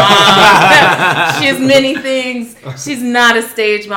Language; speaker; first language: English; native; English